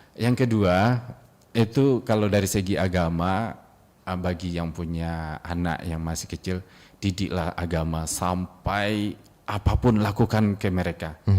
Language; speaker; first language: Indonesian; non-native, local second language; Minangkabau